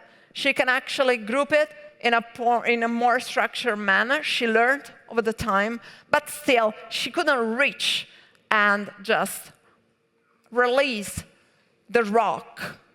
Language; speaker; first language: English; non-native, fluent; Italian